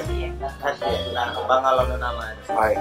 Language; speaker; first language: Japanese; non-native, learner; Indonesian